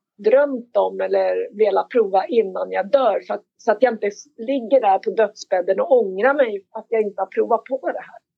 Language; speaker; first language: Swedish; native; Swedish